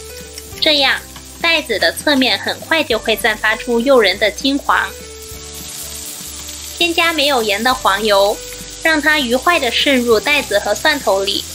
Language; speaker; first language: Chinese; native; Chinese